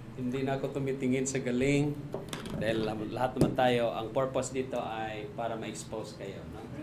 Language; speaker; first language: Filipino; non-native, local second language; Cebuano